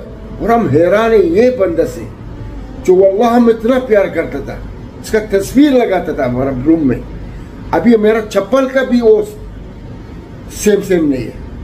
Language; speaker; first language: Hindi; non-native, learner; Arabic